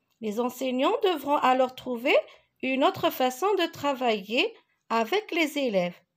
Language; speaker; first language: French; non-native, local second language; Arabic